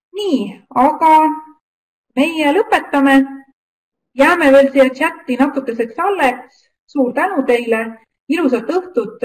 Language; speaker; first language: Estonian; native; Estonian